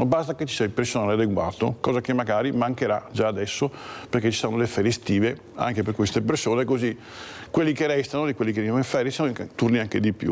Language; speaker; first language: Italian; native; Italian